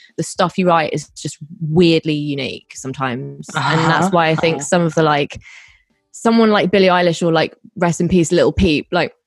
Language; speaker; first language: English; native; English